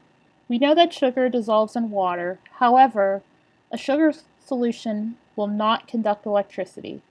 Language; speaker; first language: English; native; English